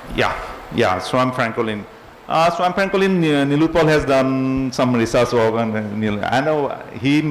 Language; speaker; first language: English; non-native, local second language; Assamese